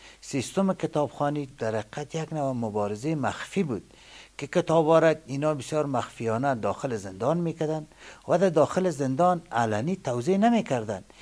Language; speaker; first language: Persian; native; Persian